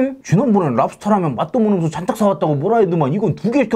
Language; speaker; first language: Korean; native; Korean